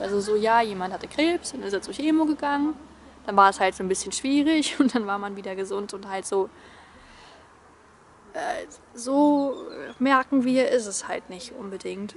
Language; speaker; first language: German; native; German